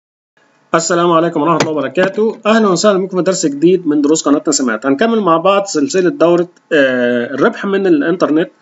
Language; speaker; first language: Arabic; native; Arabic